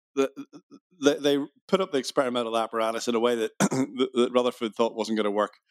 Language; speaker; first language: English; native; English